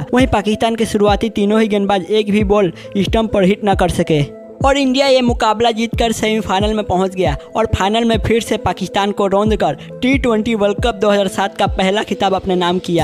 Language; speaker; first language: Hindi; native; Hindi